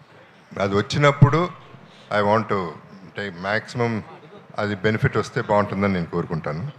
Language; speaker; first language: Telugu; native; Telugu